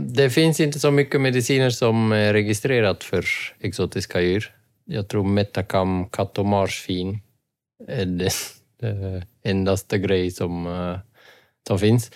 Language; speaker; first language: Swedish; non-native, fluent; Dutch